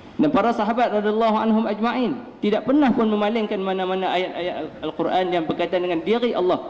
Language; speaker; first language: Malay; native; Malay